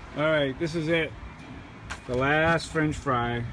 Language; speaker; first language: English; native; English